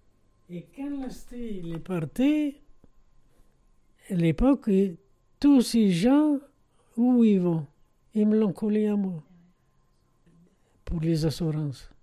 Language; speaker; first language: French; non-native, fluent; Arabic